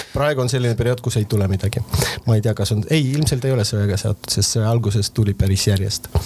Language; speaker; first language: Estonian; non-native, local second language; Russian